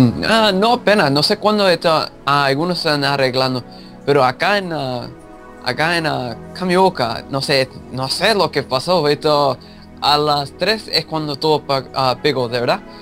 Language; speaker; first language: Spanish; early bilingual, heritage; English